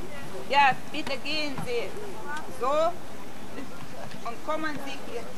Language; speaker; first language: German; non-native, fluent; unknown